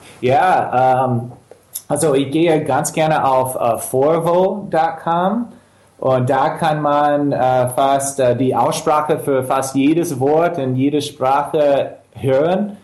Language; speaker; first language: German; non-native, fluent; English